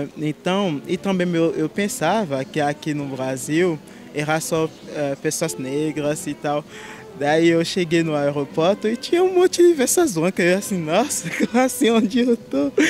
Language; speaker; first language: Portuguese; non-native, fluent; French